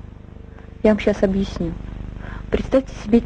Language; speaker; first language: Russian; native; Russian